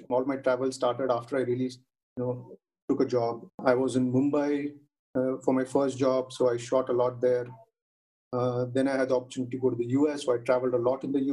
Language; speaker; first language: English; non-native, local second language; Tamil